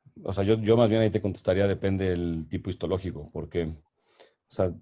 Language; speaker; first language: Spanish; native; Spanish